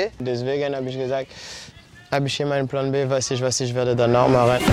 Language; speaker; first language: German; non-native, fluent; French